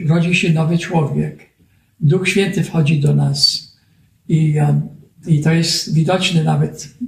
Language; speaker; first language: Polish; early bilingual, heritage; Polish